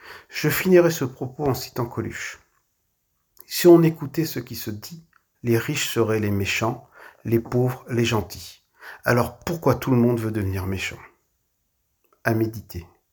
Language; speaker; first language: French; native; French